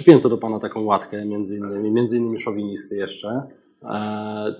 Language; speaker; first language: Polish; native; Polish